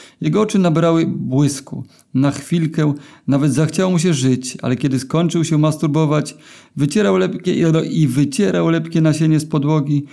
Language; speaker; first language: Polish; native; Polish